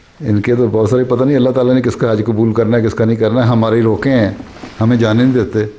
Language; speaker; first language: Urdu; native; Urdu